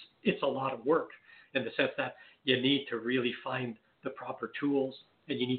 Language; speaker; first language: English; non-native, fluent; French